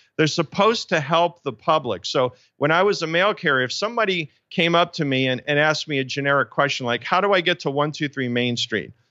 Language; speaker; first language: English; native; English